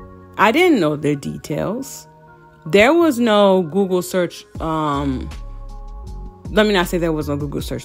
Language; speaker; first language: English; native; English